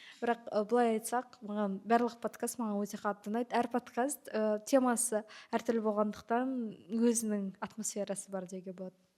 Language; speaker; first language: Kazakh; non-native, local second language; Russian